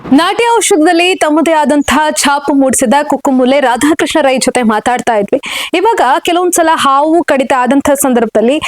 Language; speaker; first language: Kannada; native; Kannada